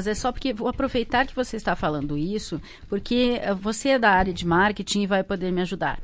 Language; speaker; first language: Portuguese; native; Portuguese